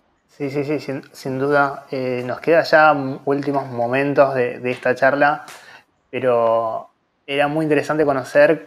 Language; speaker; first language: Spanish; native; Spanish